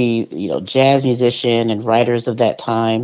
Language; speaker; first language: English; native; English